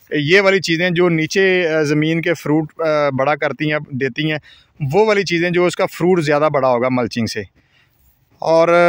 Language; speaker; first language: Urdu; non-native, local second language; Punjabi